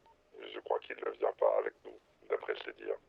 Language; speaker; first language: French; native; French